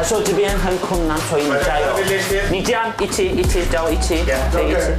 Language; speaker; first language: Chinese; non-native, fluent; Turkish